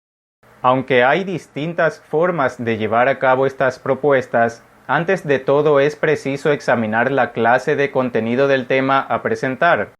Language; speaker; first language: Spanish; native; Spanish